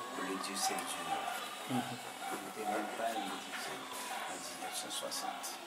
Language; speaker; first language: French; non-native, local second language; Haitian Creole